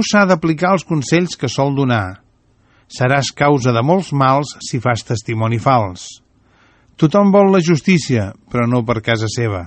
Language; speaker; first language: Catalan; native; Catalan